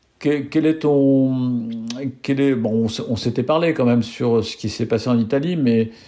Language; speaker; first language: French; native; French